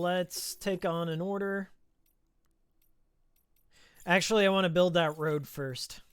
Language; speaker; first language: English; native; English